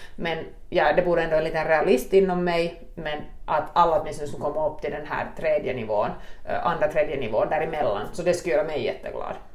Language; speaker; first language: Swedish; native; Swedish